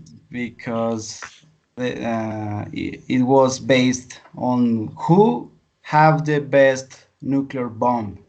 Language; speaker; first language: English; non-native, learner; Spanish